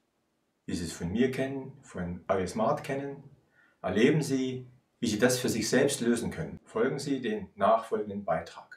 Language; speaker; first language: German; native; German